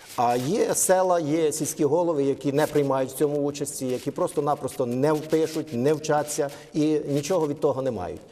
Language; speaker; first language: Ukrainian; native; Ukrainian